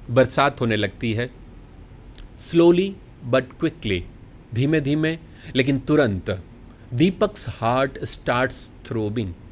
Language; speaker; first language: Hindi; non-native, local second language; Gujarati